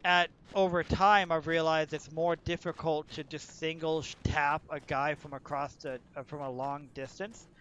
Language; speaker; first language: English; native; English